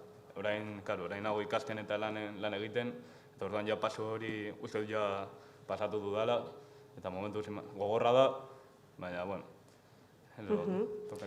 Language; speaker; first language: Basque; non-native, local second language; Spanish